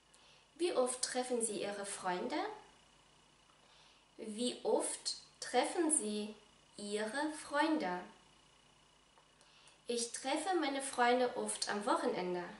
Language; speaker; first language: German; non-native, fluent; Vietnamese